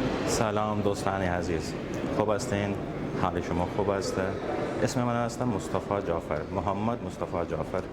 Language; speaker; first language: Persian; early bilingual, heritage; Persian